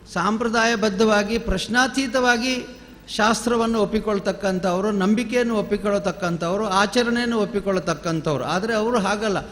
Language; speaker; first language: Kannada; non-native, local second language; Tulu